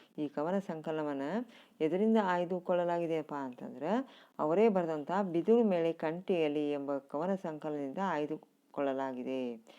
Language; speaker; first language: Kannada; native; Kannada